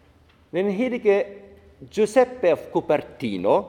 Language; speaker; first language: Swedish; non-native, fluent; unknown